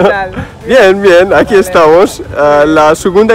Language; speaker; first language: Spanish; non-native, fluent; Arabic